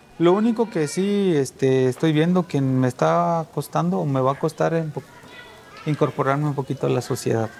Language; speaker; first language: Spanish; native; Spanish